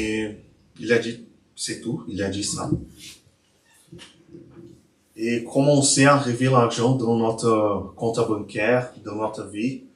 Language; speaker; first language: French; non-native, learner; Portuguese